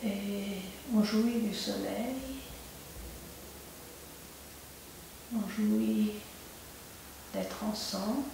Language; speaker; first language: French; non-native, local second language; German